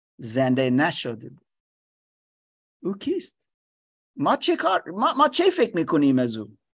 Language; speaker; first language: Persian; non-native, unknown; English